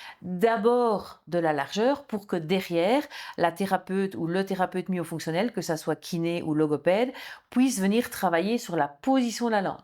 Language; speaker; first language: French; native; French